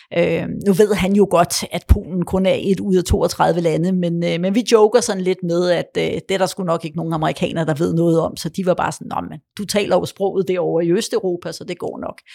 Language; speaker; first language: Danish; early bilingual, other home language; Polish